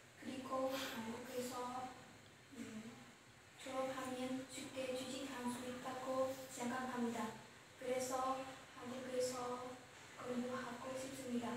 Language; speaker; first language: Korean; non-native, learner; Vietnamese